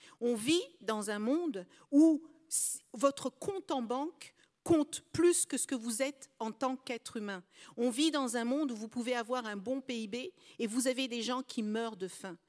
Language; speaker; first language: French; early bilingual, other home language; Kabuverdianu